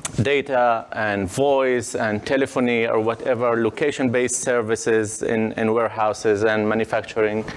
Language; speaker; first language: English; non-native, fluent; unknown